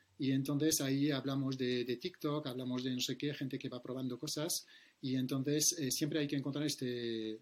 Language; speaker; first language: Spanish; non-native, fluent; French